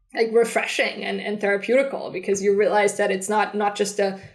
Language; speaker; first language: English; non-native, fluent; German